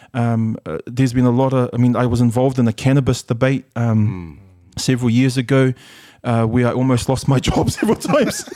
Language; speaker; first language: English; early bilingual, other home language; Samoan